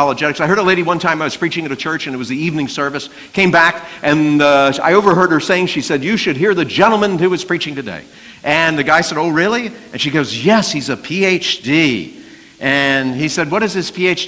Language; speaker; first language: English; native; English